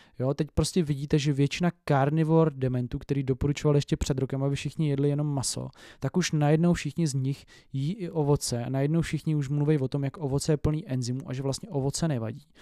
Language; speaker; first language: Czech; native; Czech